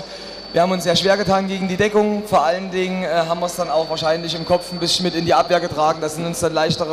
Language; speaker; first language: German; native; German